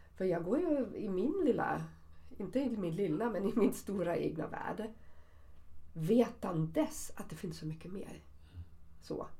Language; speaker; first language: Swedish; early bilingual, other home language; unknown